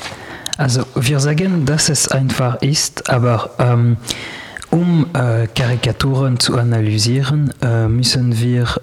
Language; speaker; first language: German; non-native, learner; French